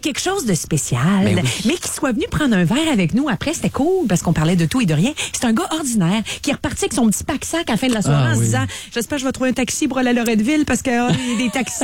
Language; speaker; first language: French; native; French